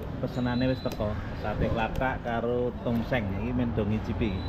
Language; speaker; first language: Javanese; native; Javanese